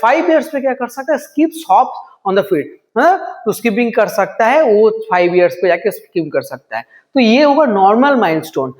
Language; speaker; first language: Hindi; non-native, local second language; Bangla